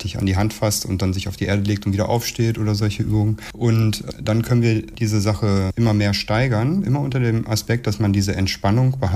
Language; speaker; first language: German; native; German